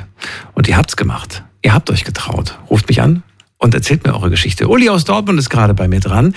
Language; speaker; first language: German; native; German